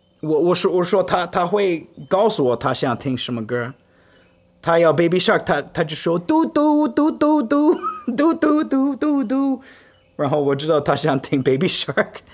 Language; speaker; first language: Chinese; non-native, fluent; English